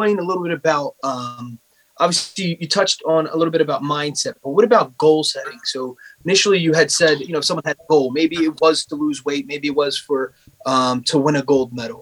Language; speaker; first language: English; native; English